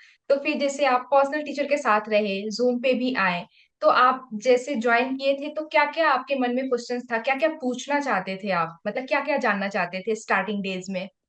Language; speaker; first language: Hindi; native; Hindi